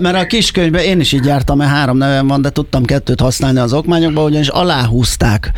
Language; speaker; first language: Hungarian; native; Hungarian